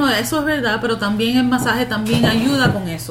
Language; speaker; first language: Spanish; early bilingual, heritage; Spanish